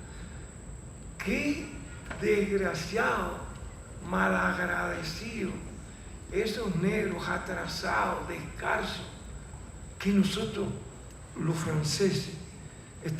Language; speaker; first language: Spanish; native; Spanish